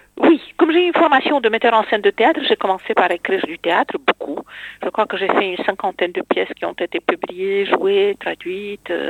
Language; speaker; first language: French; non-native, fluent; Romanian